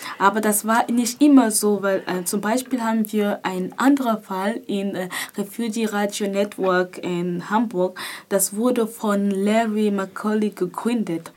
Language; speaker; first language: German; non-native, fluent; French